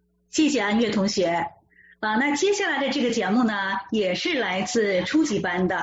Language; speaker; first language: Chinese; native; Chinese